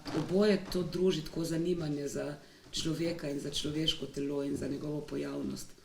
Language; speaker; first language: Slovenian; native; Slovenian